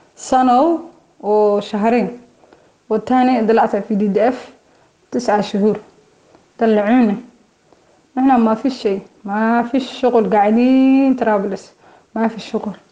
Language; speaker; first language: Arabic; non-native, learner; Somali